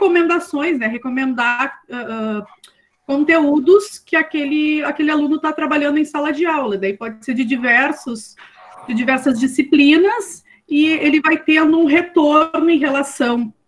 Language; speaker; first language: Portuguese; native; Portuguese